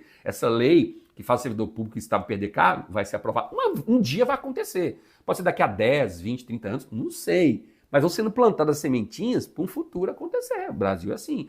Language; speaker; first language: Portuguese; native; Portuguese